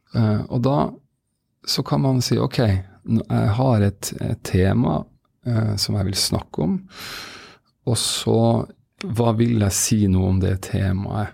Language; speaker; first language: Norwegian; native; Norwegian